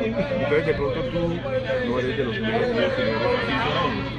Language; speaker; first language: Spanish; native; Spanish